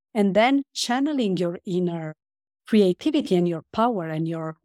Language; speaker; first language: English; non-native, fluent; Romanian